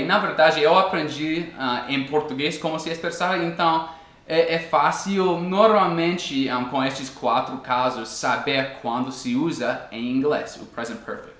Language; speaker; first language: Portuguese; non-native, fluent; English